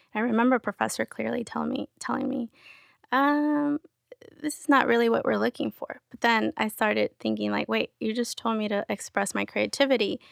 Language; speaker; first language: English; early bilingual, other home language; Spanish